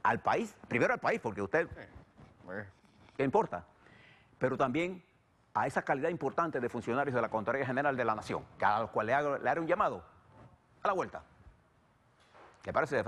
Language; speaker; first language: Spanish; native; Spanish